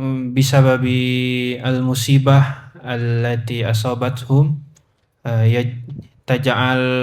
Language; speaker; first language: Arabic; non-native, learner; Indonesian